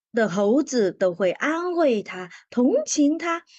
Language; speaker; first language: Chinese; non-native, fluent; Vietnamese